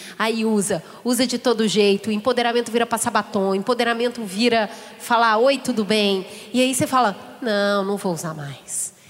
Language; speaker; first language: Portuguese; native; Portuguese